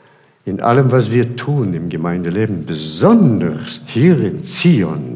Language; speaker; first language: German; non-native, fluent; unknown